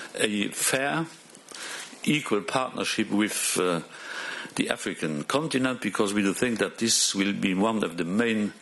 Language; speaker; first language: English; non-native, fluent; Luxembourgish